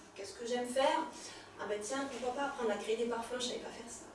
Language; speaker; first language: French; native; French